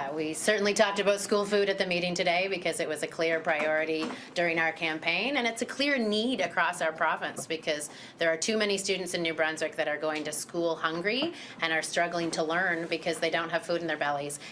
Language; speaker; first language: English; native; English